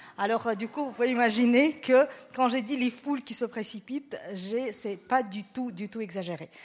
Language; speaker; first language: French; non-native, fluent; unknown